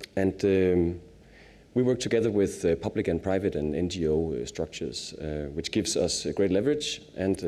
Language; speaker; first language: English; non-native, fluent; Danish